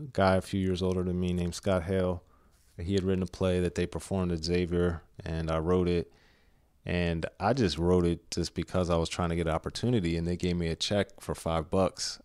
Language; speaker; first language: English; native; English